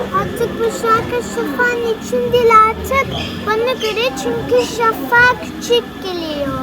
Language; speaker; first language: Turkish; early bilingual, heritage; Turkish